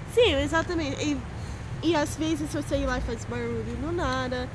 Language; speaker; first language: Portuguese; non-native, fluent; English